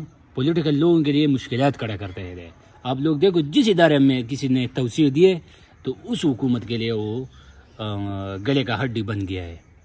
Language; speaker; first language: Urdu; non-native, local second language; Pashto